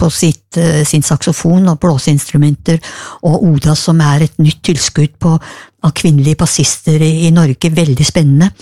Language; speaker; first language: Norwegian; native; Norwegian